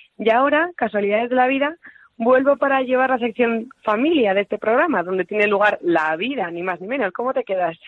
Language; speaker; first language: Spanish; native; Spanish